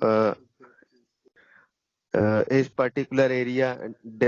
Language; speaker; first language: English; non-native, learner; Hindi